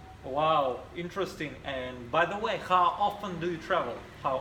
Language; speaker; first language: English; non-native, fluent; Russian